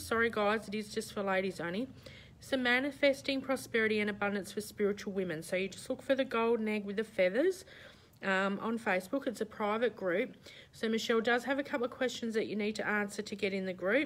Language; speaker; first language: English; native; English